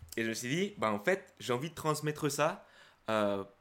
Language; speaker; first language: French; early bilingual, other home language; Spanish